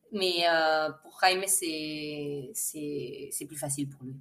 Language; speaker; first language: French; non-native, fluent; Spanish